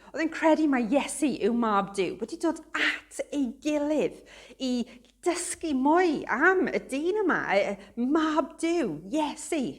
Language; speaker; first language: Welsh; non-native, local second language; English